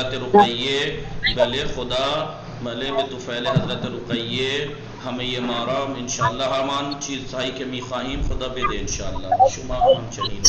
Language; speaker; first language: Persian; non-native, fluent; Urdu